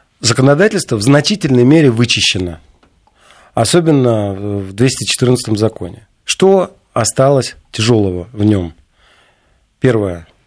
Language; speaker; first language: Russian; native; Russian